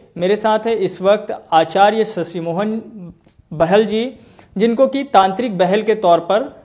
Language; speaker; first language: Hindi; native; Hindi